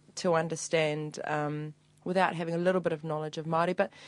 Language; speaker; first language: English; native; English